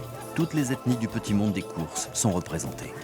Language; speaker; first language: French; native; French